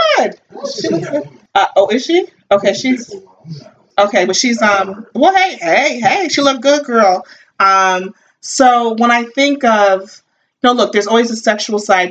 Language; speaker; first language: English; native; English